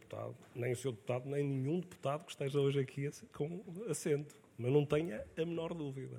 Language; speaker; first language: Portuguese; native; Portuguese